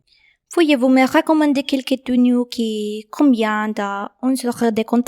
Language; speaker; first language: French; non-native, learner; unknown